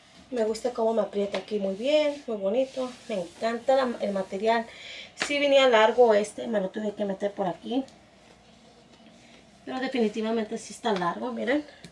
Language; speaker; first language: Spanish; early bilingual, heritage; Spanish